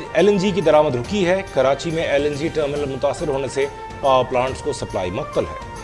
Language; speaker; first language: Urdu; native; Urdu